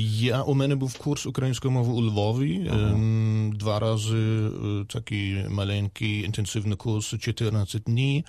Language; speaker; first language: Ukrainian; non-native, learner; German